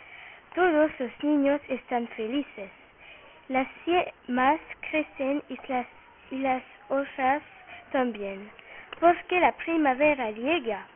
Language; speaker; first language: Spanish; non-native, learner; French